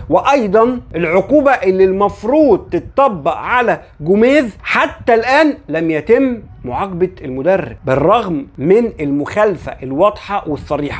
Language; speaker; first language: Arabic; native; Arabic